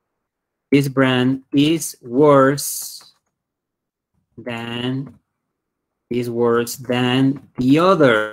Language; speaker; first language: English; non-native, fluent; Spanish